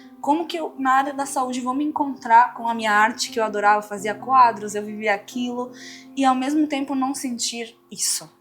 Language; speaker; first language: Portuguese; non-native, fluent; Spanish